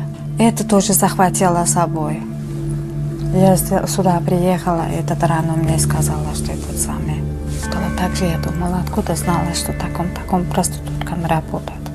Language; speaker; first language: Russian; non-native, learner; Uzbek